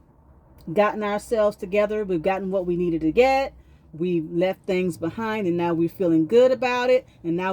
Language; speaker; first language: English; native; English